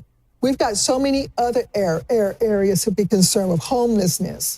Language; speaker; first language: English; native; English